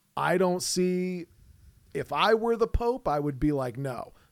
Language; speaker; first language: English; native; English